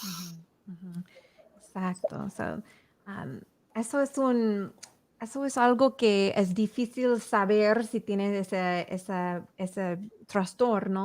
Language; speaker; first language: Spanish; early bilingual, heritage; English